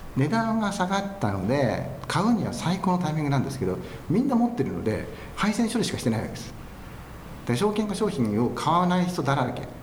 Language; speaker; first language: Japanese; native; Japanese